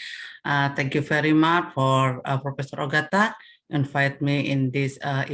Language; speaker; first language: English; non-native, learner; Indonesian